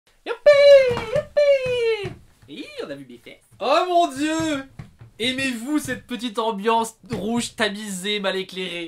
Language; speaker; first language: French; native; French